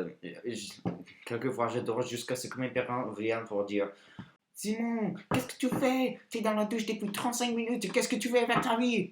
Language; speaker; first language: French; non-native, learner; English